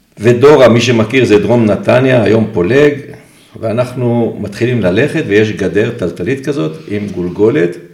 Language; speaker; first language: Hebrew; early bilingual, other home language; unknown